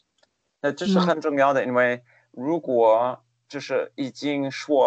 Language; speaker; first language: Chinese; non-native, fluent; German